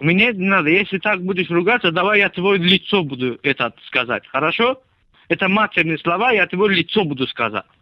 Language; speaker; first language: Russian; non-native, local second language; Azerbaijani